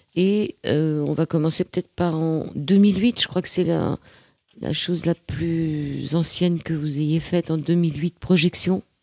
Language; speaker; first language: French; native; French